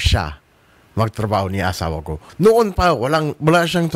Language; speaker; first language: Filipino; non-native, learner; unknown